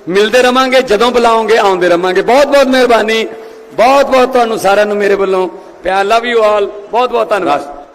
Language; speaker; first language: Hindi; non-native, local second language; Punjabi